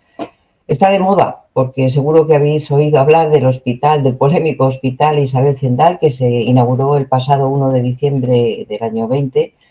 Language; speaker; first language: Spanish; native; Spanish